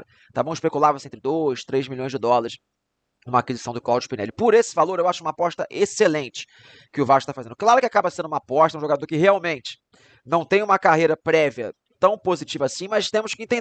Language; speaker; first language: Portuguese; native; Portuguese